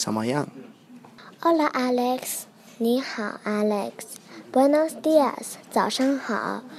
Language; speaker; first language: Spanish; non-native, fluent; Chinese